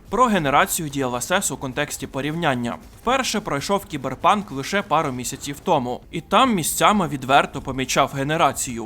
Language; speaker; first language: Ukrainian; native; Ukrainian